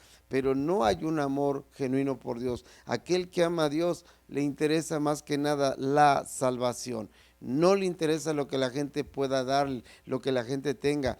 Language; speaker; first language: Spanish; native; Spanish